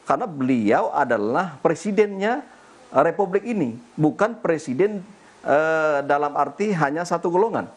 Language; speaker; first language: Indonesian; native; Indonesian